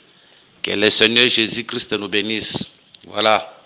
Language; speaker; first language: French; non-native, local second language; Lingala